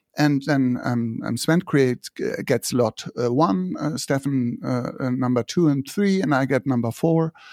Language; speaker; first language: English; non-native, fluent; German